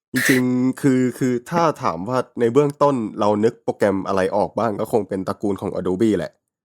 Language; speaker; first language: Thai; native; Thai